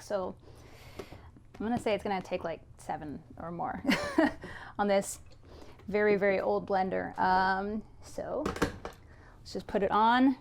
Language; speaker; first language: English; native; English